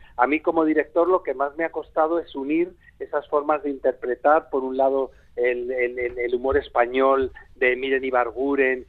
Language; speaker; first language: Spanish; native; Spanish